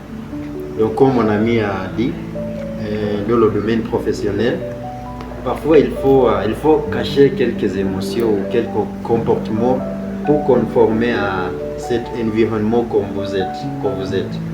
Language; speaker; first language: French; non-native, fluent; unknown